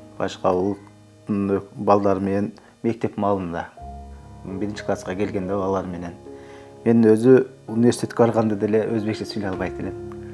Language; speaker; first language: Kyrgyz; non-native, local second language; Uzbek